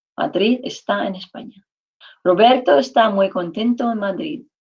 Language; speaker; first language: Spanish; non-native, fluent; English